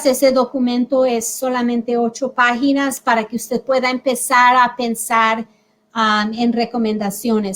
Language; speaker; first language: Spanish; early bilingual, heritage; Spanish